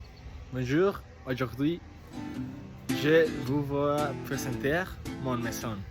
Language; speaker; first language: French; non-native, learner; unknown